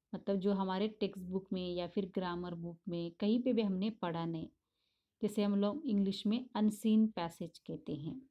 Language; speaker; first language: Hindi; non-native, local second language; Tamil